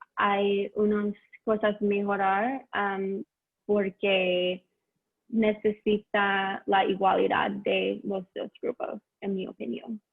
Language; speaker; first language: Spanish; non-native, learner; English